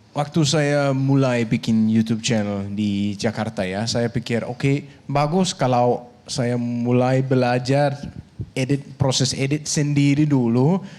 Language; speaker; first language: Indonesian; non-native, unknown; Danish